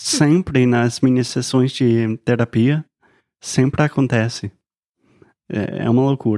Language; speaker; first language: Portuguese; non-native, fluent; English